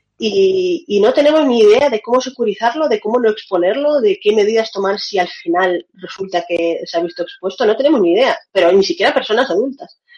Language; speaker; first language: Spanish; early bilingual, other home language; Russian